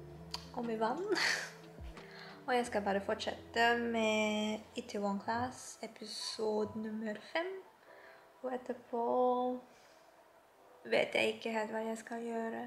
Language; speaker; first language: Norwegian; non-native, learner; Filipino